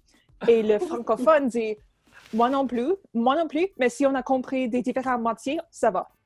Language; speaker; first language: French; native; French